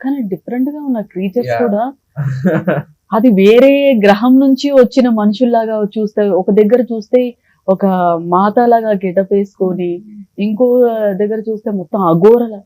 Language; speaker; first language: Telugu; native; Telugu